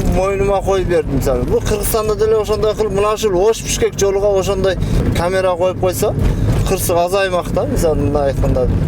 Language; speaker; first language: Kyrgyz; native; Kyrgyz